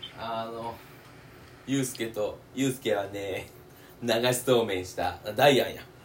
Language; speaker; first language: Japanese; native; Japanese